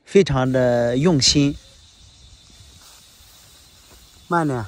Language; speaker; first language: Chinese; native; Chinese